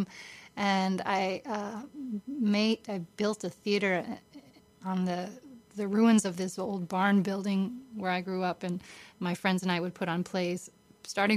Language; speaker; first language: English; native; English